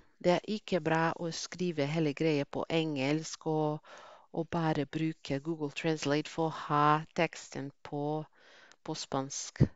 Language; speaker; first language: Norwegian; non-native, fluent; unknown